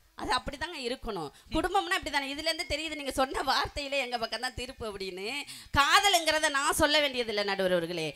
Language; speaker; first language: Tamil; native; Tamil